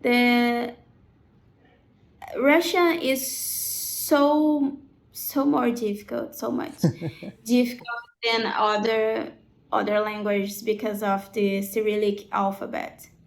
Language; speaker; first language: English; non-native, learner; Portuguese